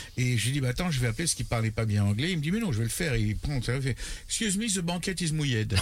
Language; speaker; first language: French; early bilingual, other home language; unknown